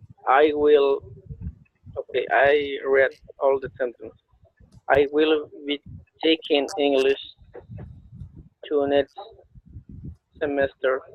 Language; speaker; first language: English; non-native, learner; Spanish